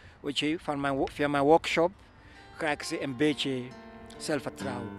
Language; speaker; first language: Dutch; non-native, learner; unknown